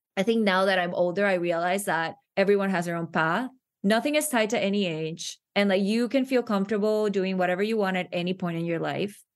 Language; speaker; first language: English; non-native, fluent; Spanish